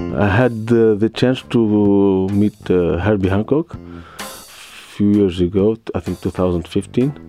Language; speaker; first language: English; non-native, learner; Arabic